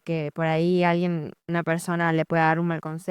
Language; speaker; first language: Spanish; native; Spanish